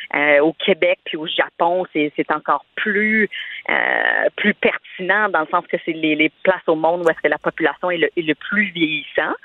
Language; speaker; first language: French; non-native, fluent; English